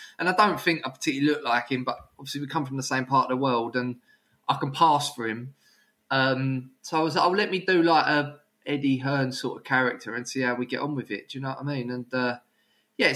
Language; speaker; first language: English; native; English